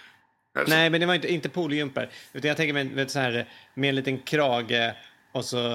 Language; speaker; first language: Swedish; native; Swedish